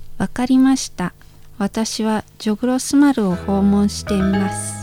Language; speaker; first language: Japanese; non-native, learner; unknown